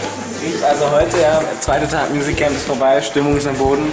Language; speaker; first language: German; native; German